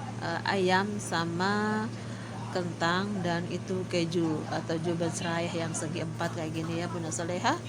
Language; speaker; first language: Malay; non-native, local second language; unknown